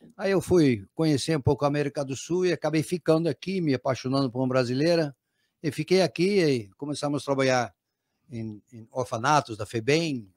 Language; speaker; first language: Portuguese; non-native, fluent; Dutch